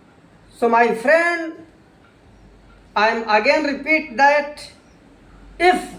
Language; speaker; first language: English; non-native, learner; Hindi